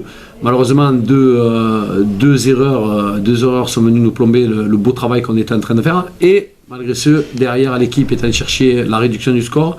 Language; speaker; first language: French; native; French